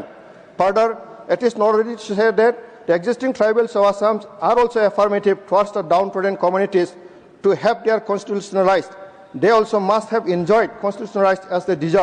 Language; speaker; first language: English; non-native, local second language; Bodo